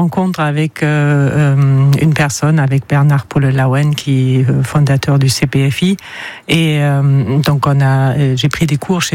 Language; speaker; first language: French; non-native, fluent; German